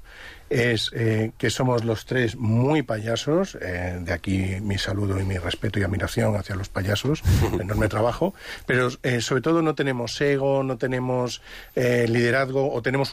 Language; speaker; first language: Spanish; native; Spanish